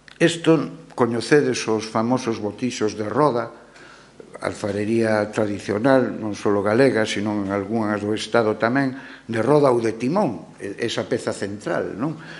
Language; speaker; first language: Galician; non-native, local second language; Spanish